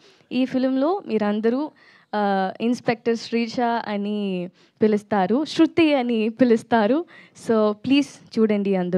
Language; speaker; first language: Telugu; non-native, learner; Tamil